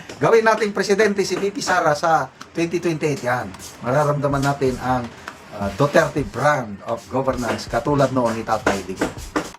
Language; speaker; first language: Filipino; non-native, local second language; Cebuano